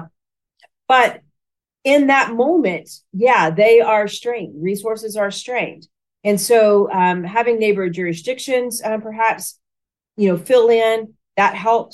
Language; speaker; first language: English; native; English